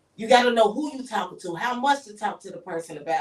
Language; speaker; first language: English; native; English